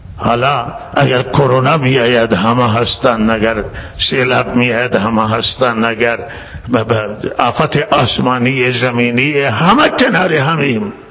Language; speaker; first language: Persian; non-native, local second language; Baluchi